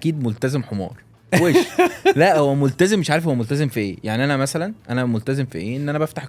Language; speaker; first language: Arabic; native; Arabic